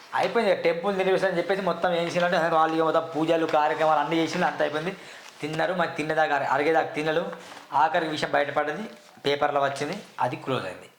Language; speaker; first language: Telugu; native; Telugu